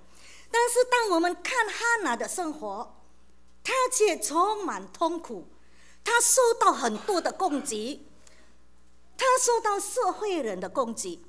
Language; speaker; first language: Chinese; native; Chinese